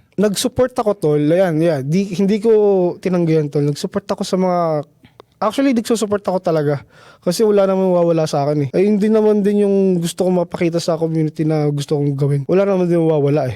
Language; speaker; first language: Filipino; native; Filipino